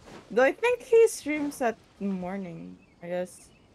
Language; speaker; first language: English; non-native, local second language; Filipino